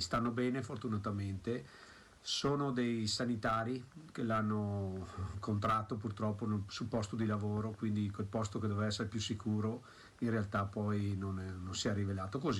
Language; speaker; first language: Italian; native; Italian